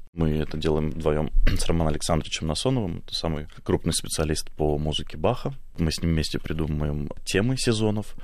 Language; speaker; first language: Russian; native; Russian